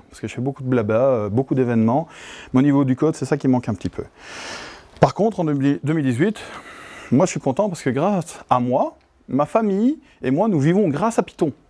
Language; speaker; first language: French; native; French